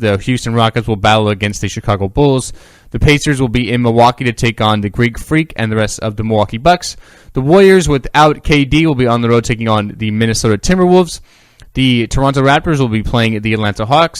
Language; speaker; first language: English; native; English